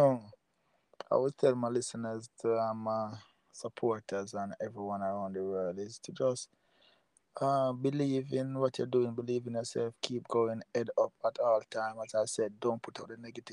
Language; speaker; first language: English; non-native, local second language; Jamaican Creole English